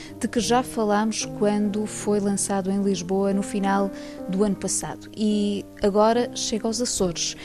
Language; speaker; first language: Portuguese; native; Portuguese